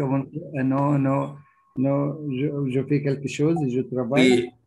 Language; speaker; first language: French; non-native, fluent; Arabic